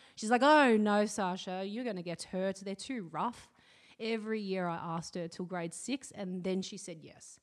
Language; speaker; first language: English; native; English